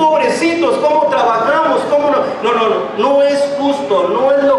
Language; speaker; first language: Spanish; native; Spanish